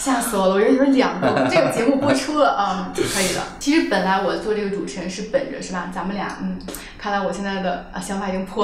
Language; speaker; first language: Chinese; native; Chinese